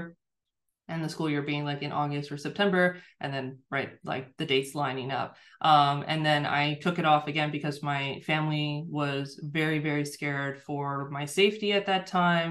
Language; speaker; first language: English; native; English